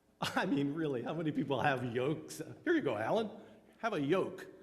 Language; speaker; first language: English; native; English